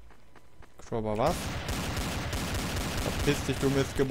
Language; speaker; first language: German; native; German